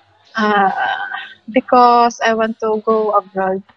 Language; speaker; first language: English; non-native, learner; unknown